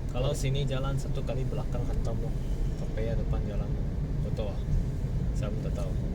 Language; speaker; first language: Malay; non-native, local second language; Chinese